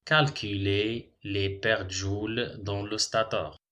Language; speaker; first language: French; non-native, local second language; Arabic